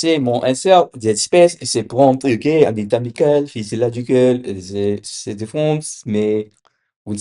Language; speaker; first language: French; non-native, learner; English